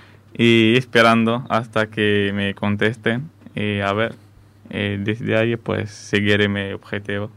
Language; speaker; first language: Spanish; non-native, fluent; Arabic